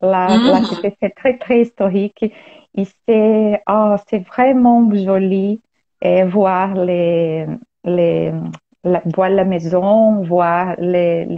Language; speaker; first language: French; non-native, learner; Portuguese